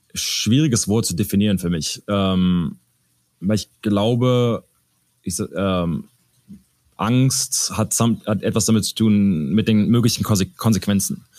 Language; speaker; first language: German; native; German